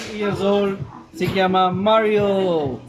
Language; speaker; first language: Italian; non-native, learner; Urdu